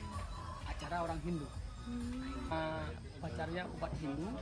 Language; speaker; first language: Indonesian; non-native, local second language; Balinese